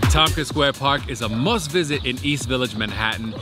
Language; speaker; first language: English; native; English